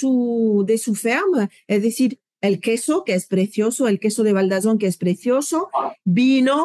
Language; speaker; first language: Spanish; non-native, fluent; French